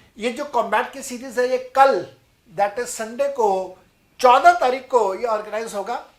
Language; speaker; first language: Hindi; non-native, local second language; Punjabi